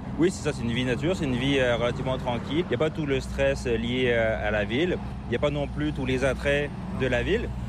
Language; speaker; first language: French; native; French